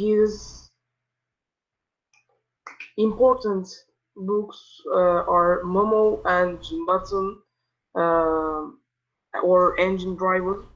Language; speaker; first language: English; non-native, learner; Turkish